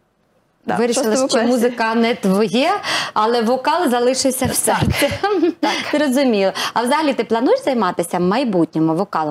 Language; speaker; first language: Ukrainian; native; Ukrainian